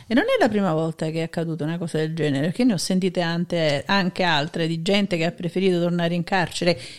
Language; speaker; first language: Italian; native; Italian